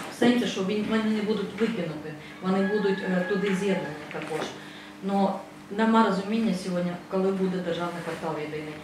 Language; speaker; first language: Ukrainian; non-native, fluent; Estonian